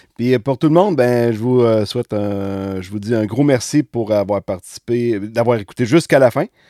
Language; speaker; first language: French; native; French